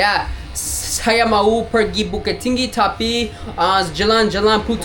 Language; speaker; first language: Indonesian; non-native, learner; English